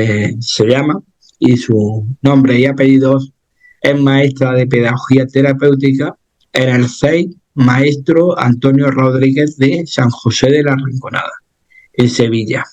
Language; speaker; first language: Spanish; native; Spanish